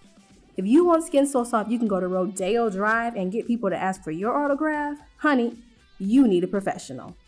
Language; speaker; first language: English; native; English